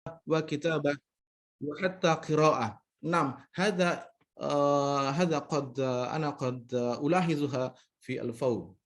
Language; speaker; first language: Arabic; non-native, fluent; Indonesian